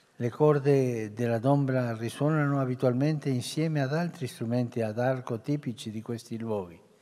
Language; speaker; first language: Italian; early bilingual, heritage; Spanish